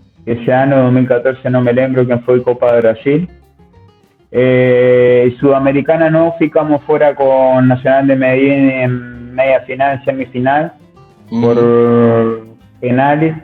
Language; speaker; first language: Portuguese; non-native, learner; Spanish